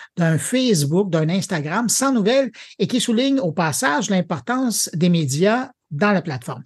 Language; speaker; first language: French; native; French